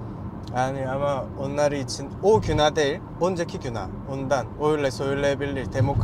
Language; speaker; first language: Turkish; non-native, learner; Korean